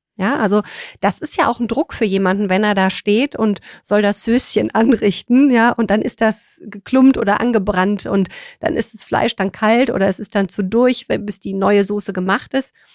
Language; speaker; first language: German; native; German